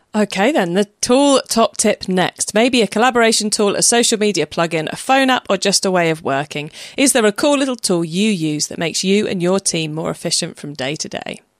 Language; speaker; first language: English; native; English